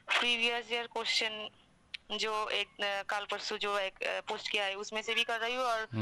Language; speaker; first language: Hindi; non-native, local second language; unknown